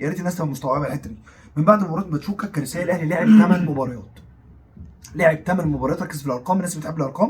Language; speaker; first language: Arabic; native; Arabic